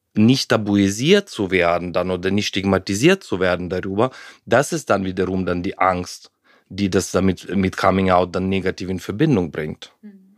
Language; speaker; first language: German; non-native, fluent; Ukrainian